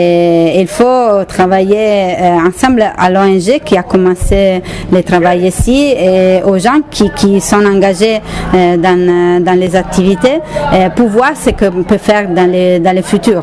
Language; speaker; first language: French; non-native, fluent; Italian